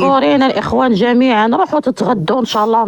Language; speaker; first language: Arabic; native; Arabic